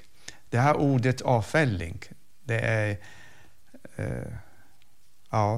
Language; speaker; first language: Swedish; non-native, fluent; Arabic